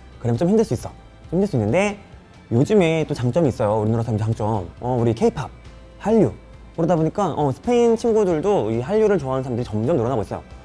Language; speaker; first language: Korean; native; Korean